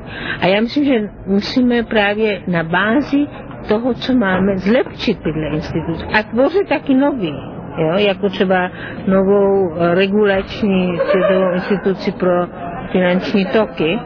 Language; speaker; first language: Czech; non-native, fluent; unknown